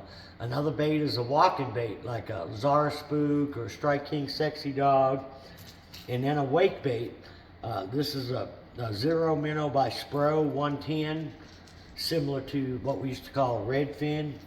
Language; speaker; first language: English; native; English